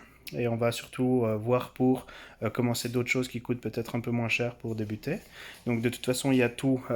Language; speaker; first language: French; native; French